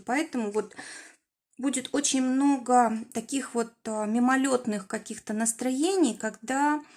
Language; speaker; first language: Russian; native; Russian